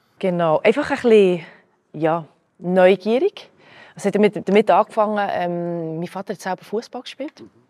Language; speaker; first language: German; early bilingual, other home language; Croatian